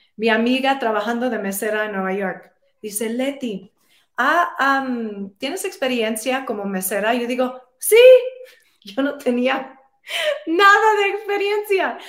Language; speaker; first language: Spanish; early bilingual, heritage; Spanish